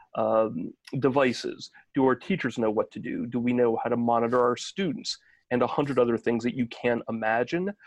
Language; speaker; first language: English; native; English